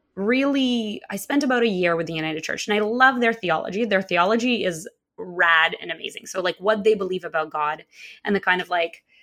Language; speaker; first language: English; early bilingual, other home language; Russian